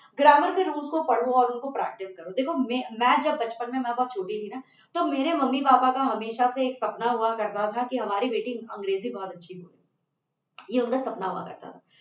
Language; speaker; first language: Hindi; non-native, local second language; Bangla